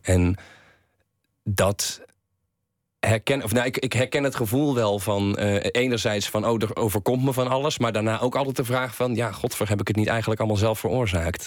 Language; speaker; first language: Dutch; native; Dutch